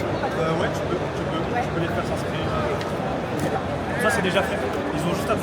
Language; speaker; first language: French; native; French